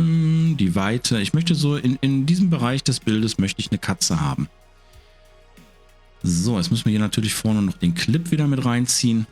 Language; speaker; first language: German; native; German